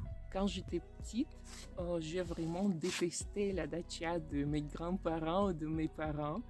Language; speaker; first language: French; non-native, fluent; Russian